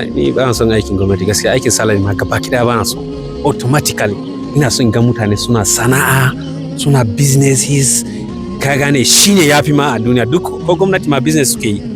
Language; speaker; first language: Hausa; non-native, local second language; Fula